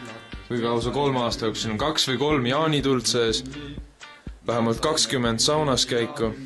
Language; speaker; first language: Estonian; native; Estonian